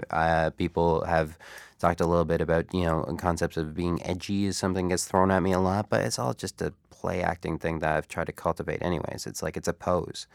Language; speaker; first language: English; native; English